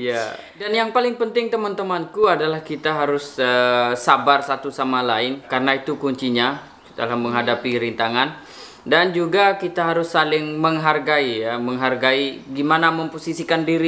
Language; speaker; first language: Indonesian; non-native, local second language; Sasak